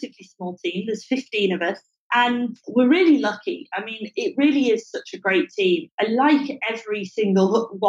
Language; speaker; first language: English; native; English